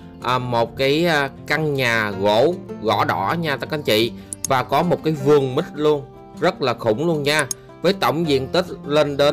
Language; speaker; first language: Vietnamese; native; Vietnamese